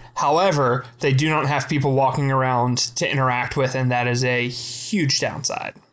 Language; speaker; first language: English; native; English